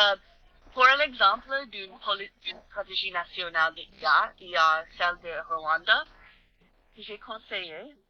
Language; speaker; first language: French; non-native, learner; English